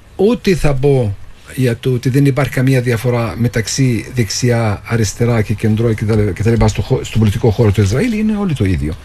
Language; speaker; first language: Greek; non-native, fluent; Arabic